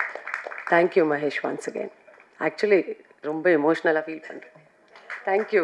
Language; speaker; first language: Tamil; non-native, fluent; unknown